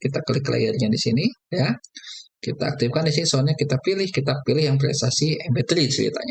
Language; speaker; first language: Indonesian; native; Indonesian